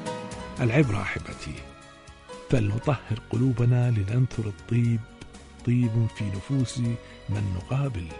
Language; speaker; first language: Arabic; native; Arabic